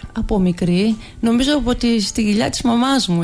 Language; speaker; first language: Greek; early bilingual, heritage; Greek